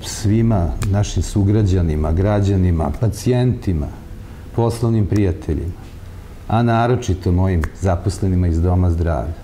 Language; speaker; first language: Serbian; native; Serbian